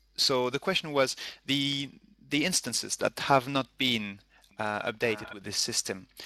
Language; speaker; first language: English; non-native, fluent; French